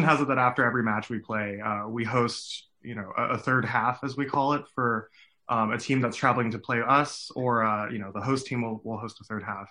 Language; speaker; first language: English; non-native, local second language; Cantonese